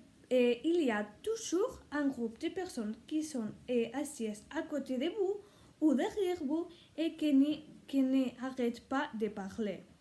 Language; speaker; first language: French; non-native, learner; Spanish